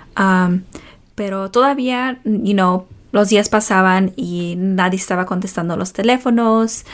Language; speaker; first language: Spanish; early bilingual, heritage; Spanish